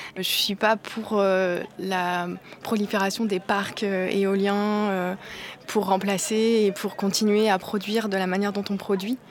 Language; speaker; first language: French; native; French